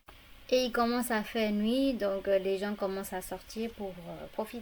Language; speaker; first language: French; non-native, fluent; Burmese